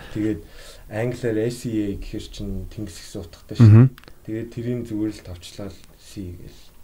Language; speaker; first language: Mongolian; early bilingual, heritage; Mongolian